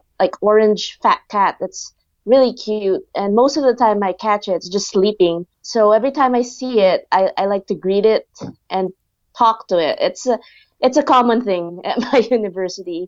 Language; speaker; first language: English; non-native, local second language; Filipino